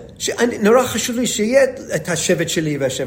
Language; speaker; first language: Hebrew; non-native, fluent; English